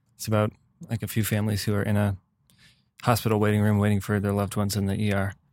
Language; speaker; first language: English; native; English